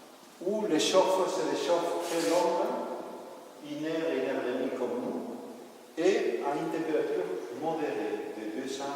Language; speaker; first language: French; non-native, fluent; Spanish